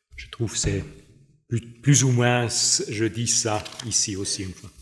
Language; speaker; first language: French; non-native, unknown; German